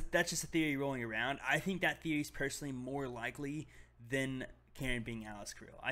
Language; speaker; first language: English; native; English